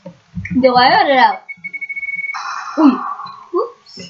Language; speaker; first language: Norwegian; native; Norwegian